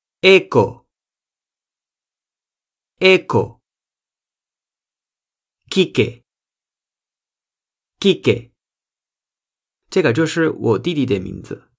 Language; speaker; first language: Chinese; non-native, fluent; Spanish